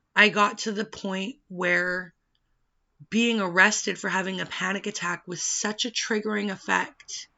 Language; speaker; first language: English; native; English